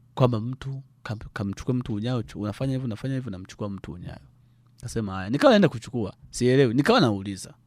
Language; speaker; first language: Swahili; native; Swahili